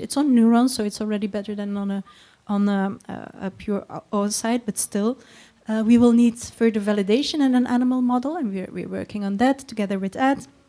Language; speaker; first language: English; non-native, fluent; Dutch